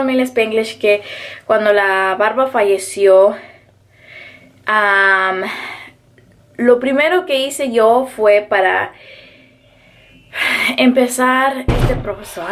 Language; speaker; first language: Spanish; early bilingual, heritage; Spanish